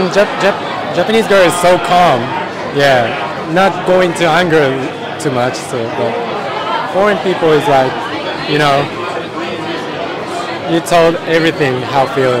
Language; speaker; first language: English; non-native, learner; Japanese